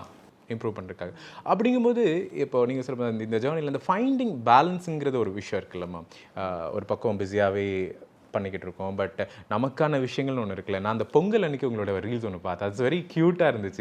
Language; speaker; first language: Tamil; native; Tamil